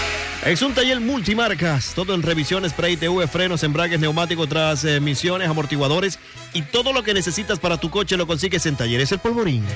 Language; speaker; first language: Spanish; native; Spanish